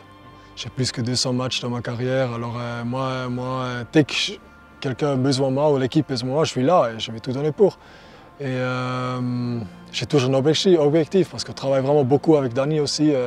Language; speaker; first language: French; non-native, local second language; German